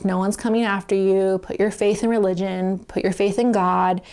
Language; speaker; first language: English; native; English